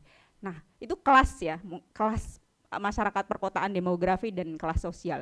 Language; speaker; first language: Indonesian; native; Indonesian